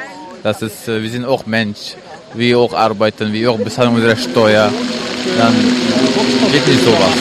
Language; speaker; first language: German; non-native, learner; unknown